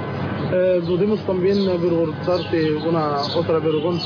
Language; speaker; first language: Spanish; non-native, learner; Arabic